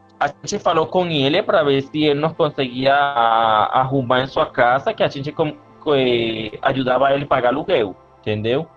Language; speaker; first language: Portuguese; non-native, learner; Spanish